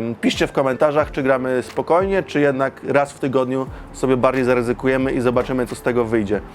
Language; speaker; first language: Polish; native; Polish